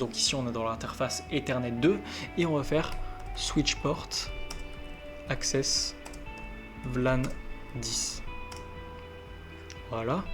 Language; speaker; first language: French; native; French